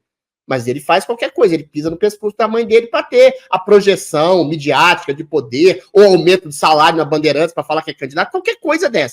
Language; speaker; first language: Portuguese; native; Portuguese